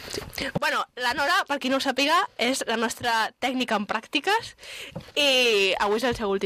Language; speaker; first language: Catalan; native; Catalan